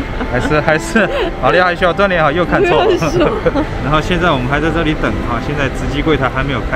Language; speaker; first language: Chinese; native; Chinese